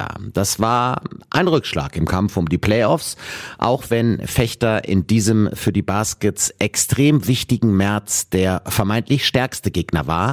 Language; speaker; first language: German; native; German